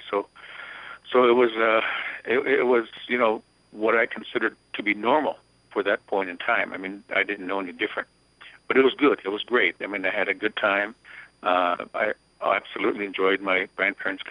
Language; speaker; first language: English; early bilingual, other home language; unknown